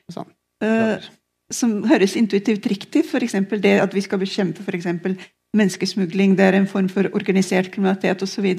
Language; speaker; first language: Norwegian; non-native, fluent; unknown